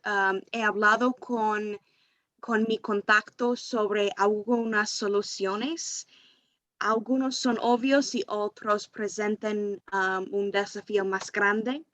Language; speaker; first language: Spanish; non-native, fluent; English